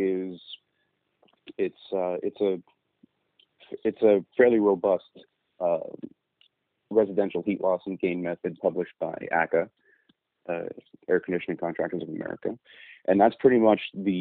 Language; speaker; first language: English; native; English